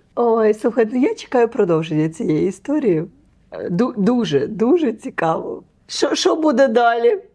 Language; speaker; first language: Ukrainian; native; Ukrainian